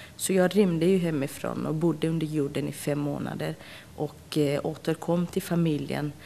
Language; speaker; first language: Swedish; non-native, fluent; Central Kurdish